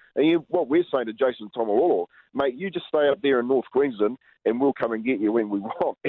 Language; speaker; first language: English; native; English